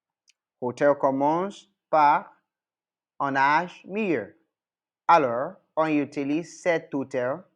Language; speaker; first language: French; non-native, local second language; English